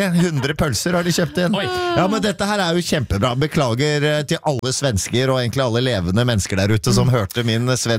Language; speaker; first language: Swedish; non-native, learner; Norwegian